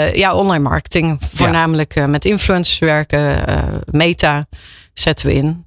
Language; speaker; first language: Dutch; native; Dutch